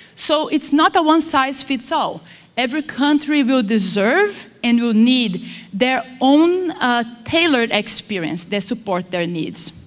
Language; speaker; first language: English; non-native, fluent; Portuguese